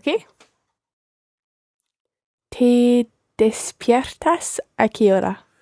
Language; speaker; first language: Spanish; non-native, learner; English